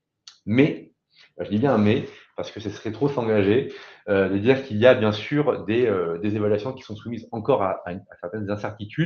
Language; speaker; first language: French; native; French